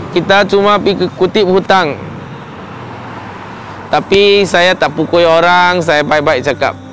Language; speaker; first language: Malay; non-native, local second language; Min Nan Chinese